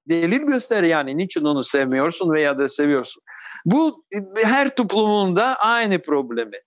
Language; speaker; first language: Turkish; non-native, fluent; Russian